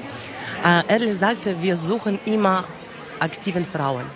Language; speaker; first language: German; non-native, learner; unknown